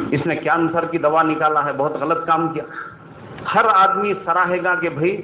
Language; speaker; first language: Urdu; native; Urdu